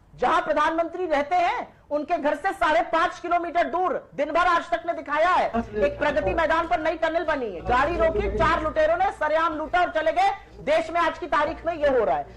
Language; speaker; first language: Hindi; native; Hindi